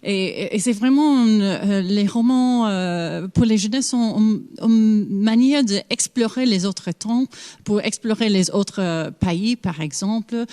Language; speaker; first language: French; non-native, fluent; English